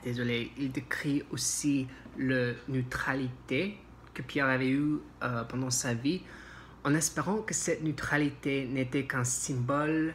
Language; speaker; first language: French; non-native, learner; English